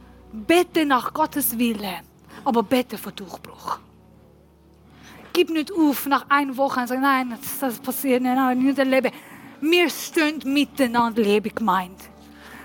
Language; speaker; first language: German; non-native, learner; Persian